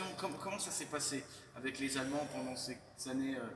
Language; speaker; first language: French; native; French